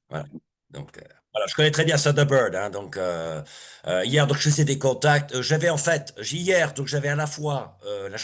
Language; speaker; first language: French; native; French